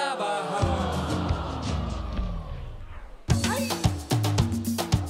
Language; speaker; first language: Spanish; native; Spanish